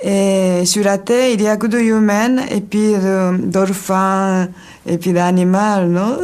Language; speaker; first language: French; non-native, learner; Japanese